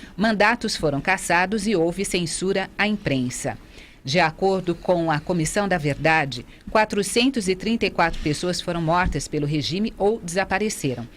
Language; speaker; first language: Portuguese; native; Portuguese